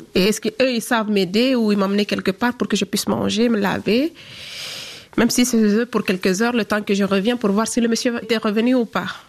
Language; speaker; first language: French; non-native, local second language; Fula